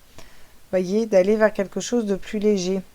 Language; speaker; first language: French; native; French